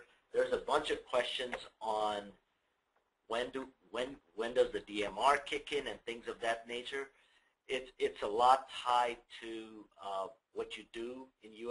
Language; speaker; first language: English; native; English